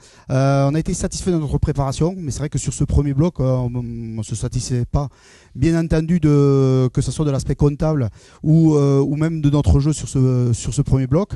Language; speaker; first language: French; native; French